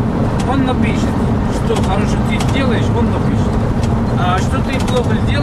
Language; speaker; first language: Russian; non-native, learner; Turkish